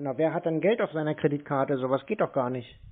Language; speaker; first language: German; native; German